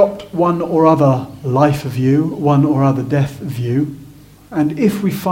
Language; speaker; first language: English; native; English